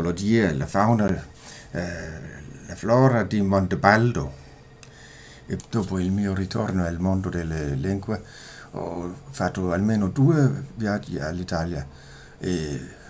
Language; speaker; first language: Italian; non-native, fluent; Danish